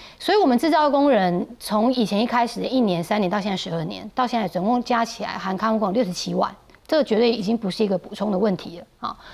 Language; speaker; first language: Chinese; native; Chinese